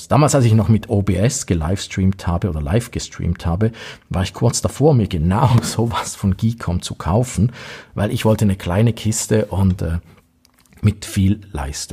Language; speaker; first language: German; native; German